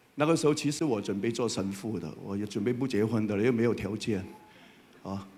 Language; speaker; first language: Chinese; non-native, fluent; Cantonese